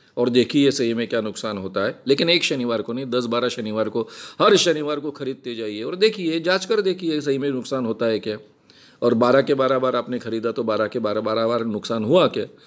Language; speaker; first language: Hindi; native; Hindi